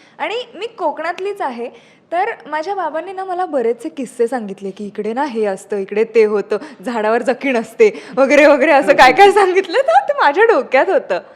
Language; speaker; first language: Marathi; native; Marathi